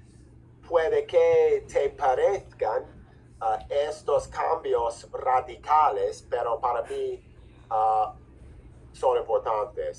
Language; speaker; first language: Spanish; non-native, fluent; English